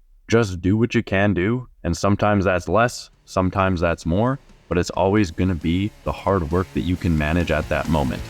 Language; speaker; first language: English; native; English